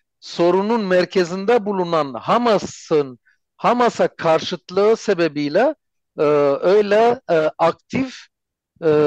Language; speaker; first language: Turkish; non-native, fluent; Armenian